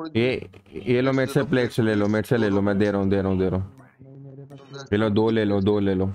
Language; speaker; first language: Hindi; native; Hindi